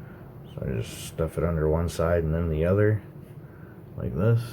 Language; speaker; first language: English; native; English